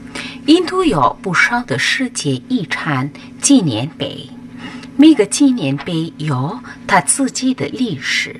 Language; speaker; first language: Chinese; non-native, fluent; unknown